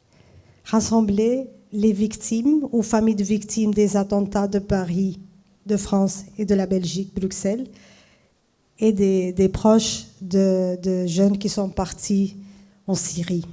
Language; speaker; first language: French; non-native, fluent; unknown